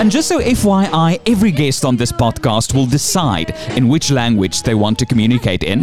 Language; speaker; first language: English; non-native, local second language; Afrikaans